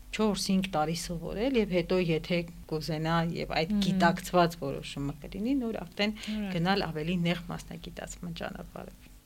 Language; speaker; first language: Armenian; native; Armenian